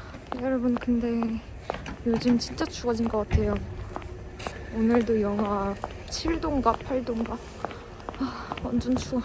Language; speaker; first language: Korean; non-native, fluent; Russian